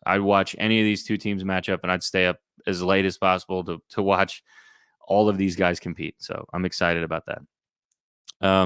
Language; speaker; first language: English; native; English